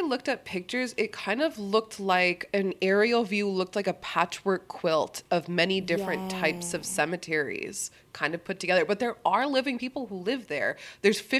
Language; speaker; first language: English; native; English